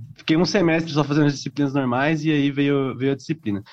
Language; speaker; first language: Portuguese; native; Portuguese